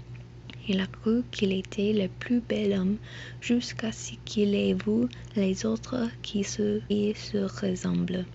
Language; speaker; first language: French; non-native, learner; English